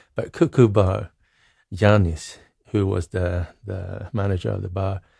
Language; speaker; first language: English; non-native, fluent; Swedish